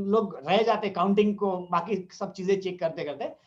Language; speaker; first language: Hindi; non-native, local second language; Marathi